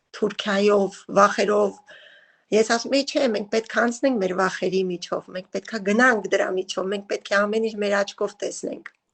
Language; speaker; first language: Armenian; native; Armenian